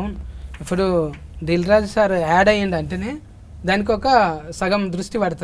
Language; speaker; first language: Telugu; native; Telugu